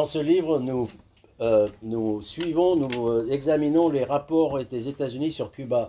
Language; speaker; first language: French; native; French